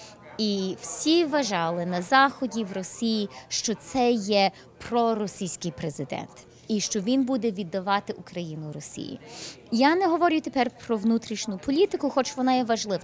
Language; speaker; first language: Ukrainian; early bilingual, heritage; Ukrainian